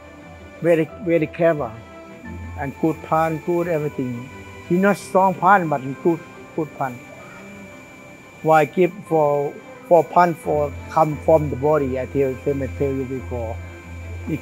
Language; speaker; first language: English; non-native, learner; Thai